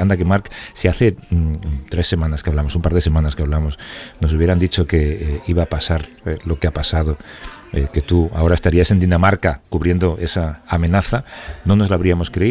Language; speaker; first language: Spanish; native; Spanish